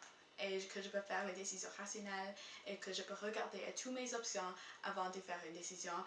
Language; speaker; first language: French; non-native, local second language; English